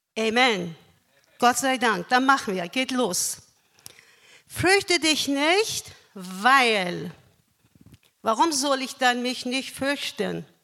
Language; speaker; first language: German; non-native, fluent; Persian